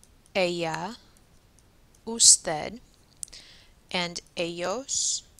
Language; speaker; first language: Spanish; non-native, fluent; English